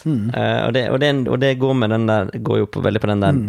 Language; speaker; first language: Norwegian; native; Norwegian